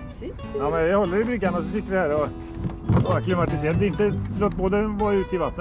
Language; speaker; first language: Swedish; native; Swedish